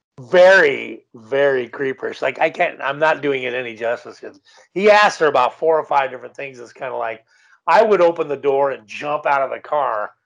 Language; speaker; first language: English; native; English